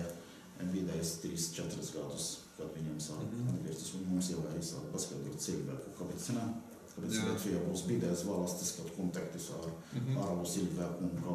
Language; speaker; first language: Latvian; non-native, learner; Arabic